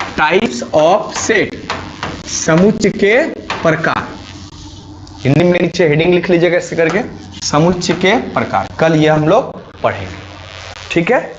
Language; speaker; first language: Hindi; native; Hindi